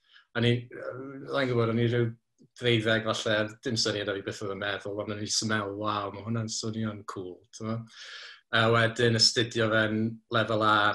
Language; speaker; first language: Welsh; native; Welsh